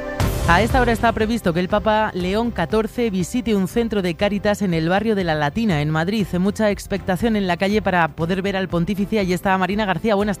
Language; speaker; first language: Spanish; native; Spanish